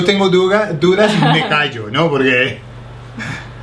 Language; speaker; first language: Spanish; non-native, fluent; English